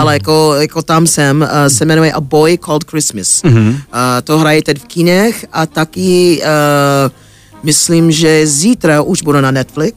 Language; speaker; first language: Czech; non-native, fluent; English